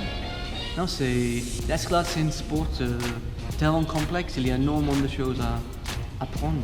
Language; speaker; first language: French; non-native, fluent; English